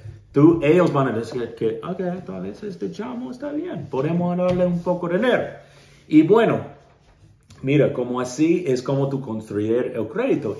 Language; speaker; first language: Spanish; non-native, learner; English